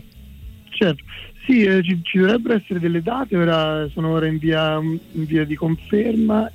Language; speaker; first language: Italian; native; Italian